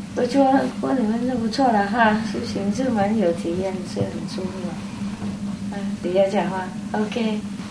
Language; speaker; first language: Chinese; non-native, fluent; Vietnamese